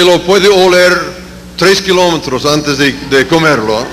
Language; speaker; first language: Spanish; non-native, fluent; English